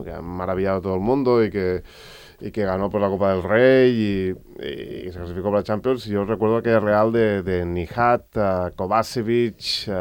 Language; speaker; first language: Spanish; non-native, local second language; Catalan